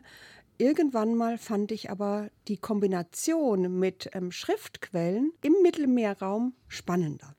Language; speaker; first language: German; native; German